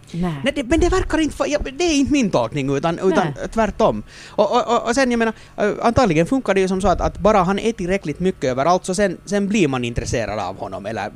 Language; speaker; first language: Swedish; native; Swedish